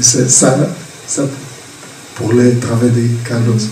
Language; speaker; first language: French; non-native, fluent; Portuguese